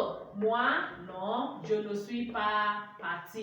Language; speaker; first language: French; non-native, fluent; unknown